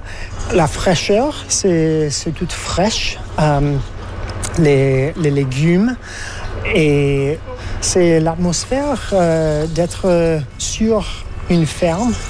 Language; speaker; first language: French; non-native, fluent; English